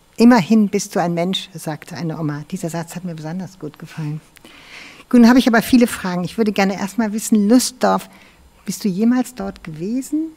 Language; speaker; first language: German; native; German